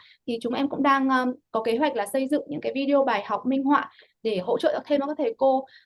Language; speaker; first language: Vietnamese; native; Vietnamese